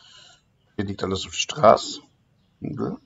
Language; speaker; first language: German; native; German